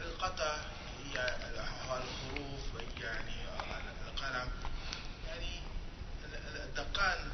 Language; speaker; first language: Arabic; non-native, learner; French